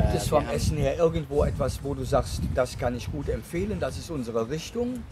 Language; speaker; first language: German; native; German